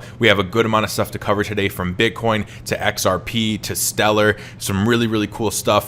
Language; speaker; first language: English; native; English